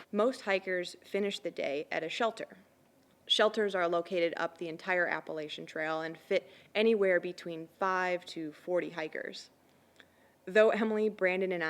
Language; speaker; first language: English; native; English